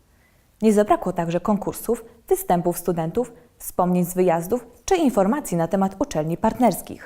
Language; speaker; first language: Polish; native; Polish